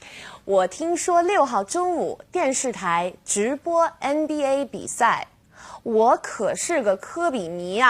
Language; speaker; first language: Chinese; non-native, fluent; English